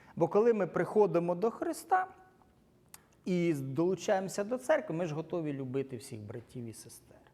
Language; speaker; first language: Ukrainian; non-native, local second language; Russian